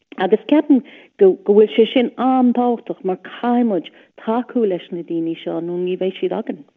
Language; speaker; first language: Irish; non-native, local second language; English